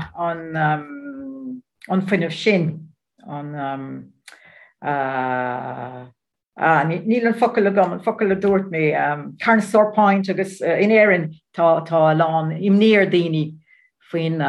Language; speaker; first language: Irish; non-native, learner; Dutch